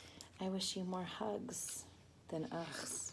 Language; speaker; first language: English; native; English